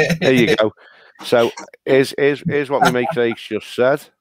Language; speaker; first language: English; native; English